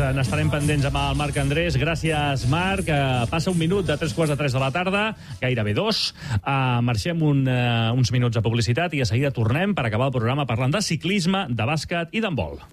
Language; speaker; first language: Catalan; native; Catalan